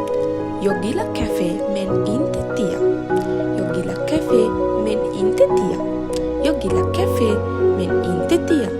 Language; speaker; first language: Swedish; non-native, learner; Sinhala